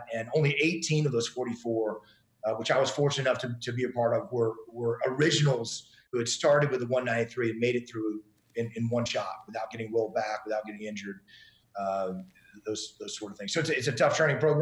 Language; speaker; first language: English; native; English